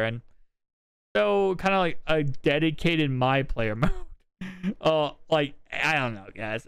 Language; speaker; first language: English; native; English